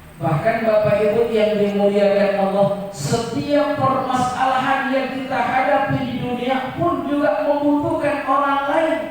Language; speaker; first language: Indonesian; non-native, local second language; Minangkabau